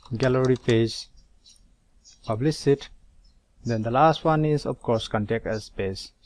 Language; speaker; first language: English; non-native, local second language; Manipuri